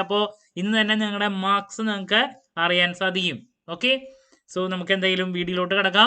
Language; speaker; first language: Malayalam; native; Malayalam